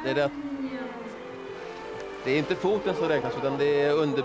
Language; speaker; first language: Swedish; native; Swedish